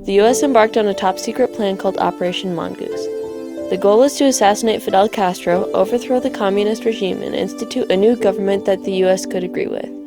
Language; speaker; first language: English; native; English